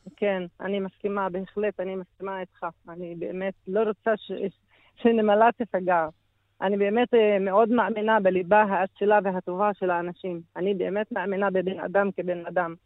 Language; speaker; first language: Hebrew; non-native, local second language; Arabic